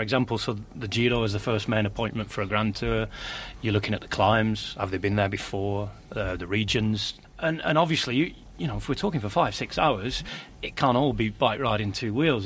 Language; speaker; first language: English; native; English